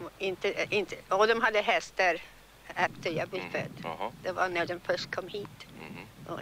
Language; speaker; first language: Swedish; early bilingual, heritage; Swedish